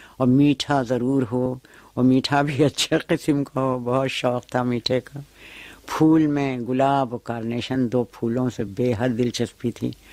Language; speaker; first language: Urdu; native; Urdu